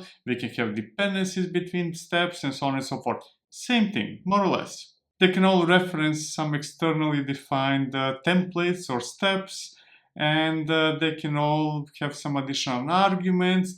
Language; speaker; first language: English; non-native, fluent; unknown